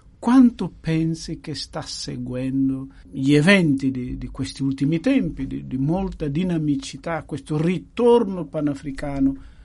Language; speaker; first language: Italian; non-native, fluent; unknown